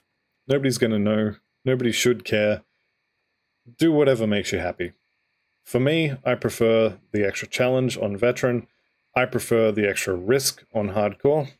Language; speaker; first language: English; native; English